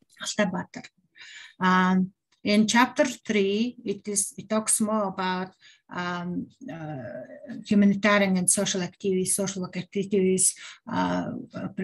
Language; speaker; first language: English; non-native, learner; Mongolian